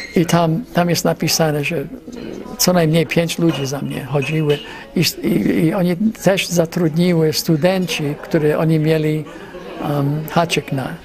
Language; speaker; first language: Polish; early bilingual, heritage; Polish